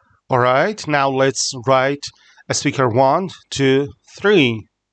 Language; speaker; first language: English; non-native, fluent; Persian